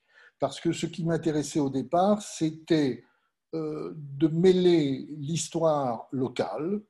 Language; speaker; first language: French; native; French